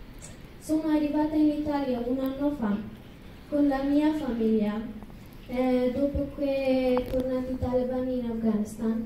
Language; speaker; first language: Italian; non-native, learner; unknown